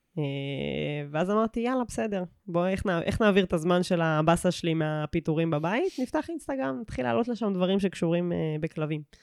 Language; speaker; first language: Hebrew; native; Hebrew